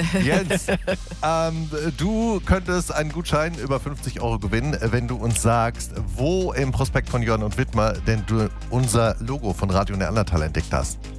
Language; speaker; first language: German; native; German